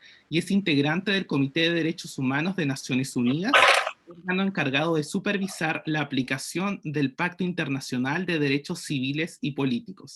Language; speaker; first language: Spanish; native; Spanish